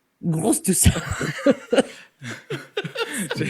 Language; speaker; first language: French; non-native, fluent; English